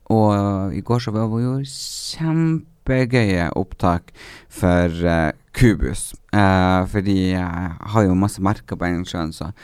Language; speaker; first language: Norwegian; native; Norwegian